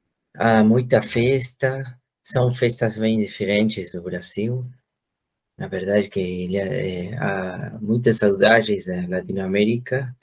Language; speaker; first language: Portuguese; non-native, fluent; Spanish